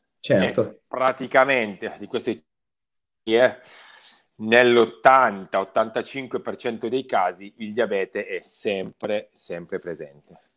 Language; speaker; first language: Italian; native; Italian